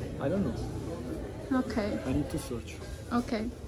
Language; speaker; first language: English; non-native, fluent; Italian